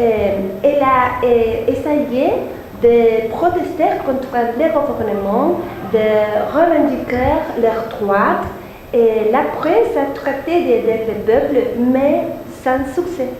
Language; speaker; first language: French; non-native, learner; Spanish